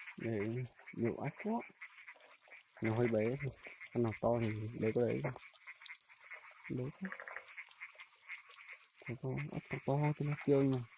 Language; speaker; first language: Vietnamese; non-native, local second language; Hmong